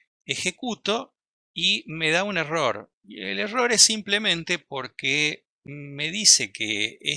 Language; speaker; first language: Spanish; native; Spanish